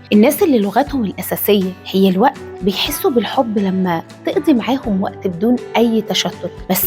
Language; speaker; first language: Arabic; native; Arabic